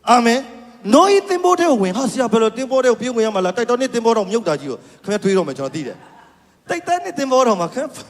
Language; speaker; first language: Burmese; non-native, local second language; Kachin